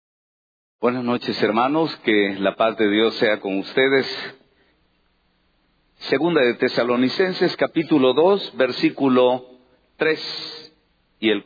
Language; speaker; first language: Spanish; native; Spanish